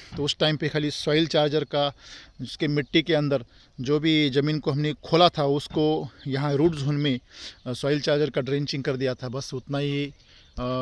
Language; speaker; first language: Hindi; non-native, local second language; Marathi